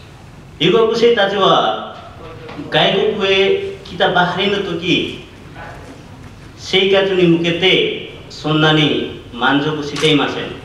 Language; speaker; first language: Japanese; non-native, learner; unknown